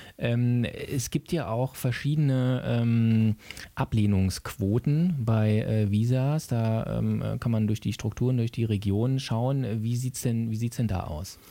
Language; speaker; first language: German; native; German